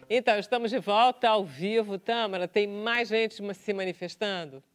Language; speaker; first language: Portuguese; native; Portuguese